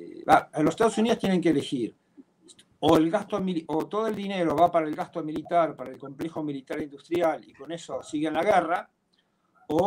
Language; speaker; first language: Spanish; native; Spanish